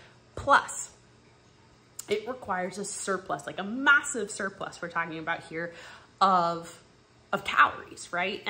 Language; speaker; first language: English; native; English